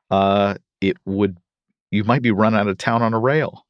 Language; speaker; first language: English; native; English